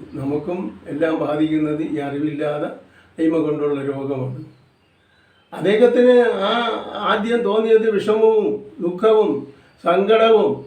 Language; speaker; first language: Malayalam; native; Malayalam